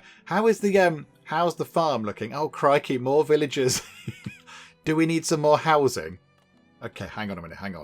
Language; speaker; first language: English; native; English